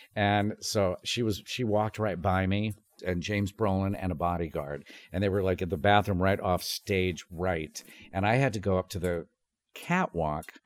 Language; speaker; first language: English; native; English